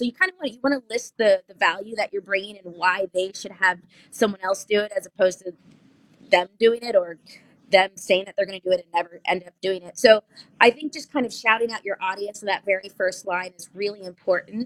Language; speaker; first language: English; native; English